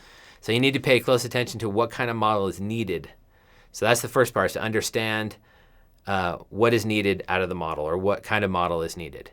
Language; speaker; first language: English; native; English